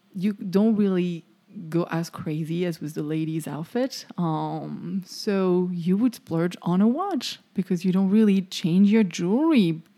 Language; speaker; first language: English; non-native, fluent; French